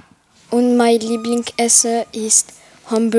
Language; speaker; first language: German; non-native, learner; French